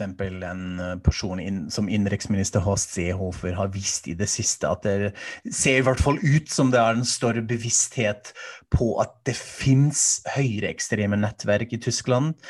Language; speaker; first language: Norwegian; non-native, fluent; German